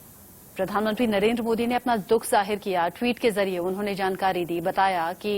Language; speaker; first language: Hindi; native; Hindi